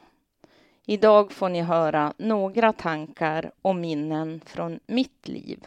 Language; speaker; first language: Swedish; native; Swedish